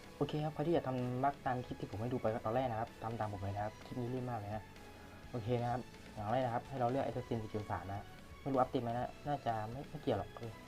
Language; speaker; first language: Thai; native; Thai